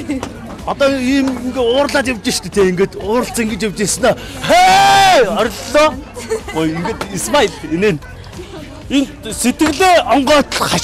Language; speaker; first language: Mongolian; native; Mongolian